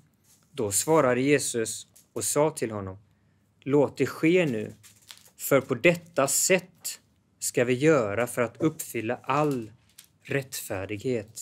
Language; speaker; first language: Swedish; native; Swedish